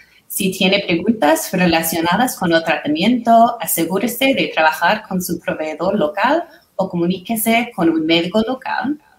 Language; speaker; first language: Spanish; non-native, fluent; English